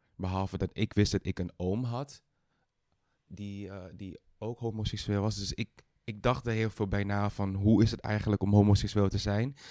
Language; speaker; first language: Dutch; early bilingual, other home language; Thai